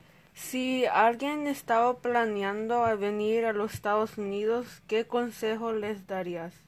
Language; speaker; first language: Spanish; early bilingual, heritage; Spanish